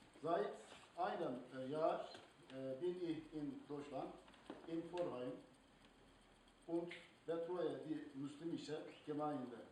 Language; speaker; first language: German; non-native, learner; Turkish